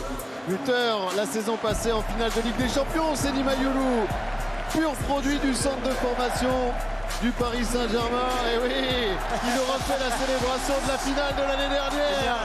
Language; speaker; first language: French; native; French